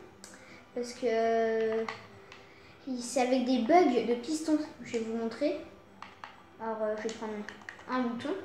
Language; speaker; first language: French; native; French